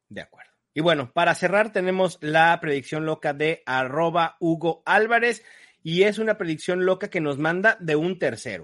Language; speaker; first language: Spanish; native; Spanish